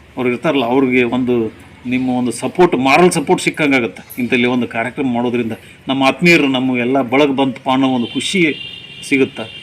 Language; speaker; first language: Kannada; native; Kannada